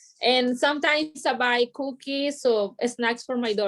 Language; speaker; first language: English; non-native, learner; Spanish